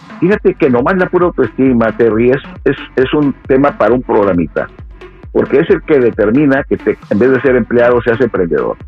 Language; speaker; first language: Spanish; native; Spanish